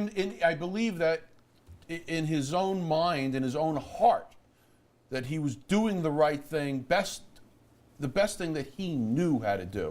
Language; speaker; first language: English; native; English